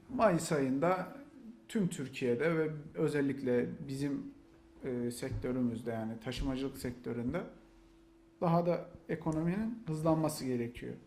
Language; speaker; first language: Turkish; native; Turkish